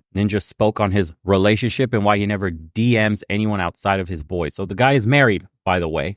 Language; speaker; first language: English; native; English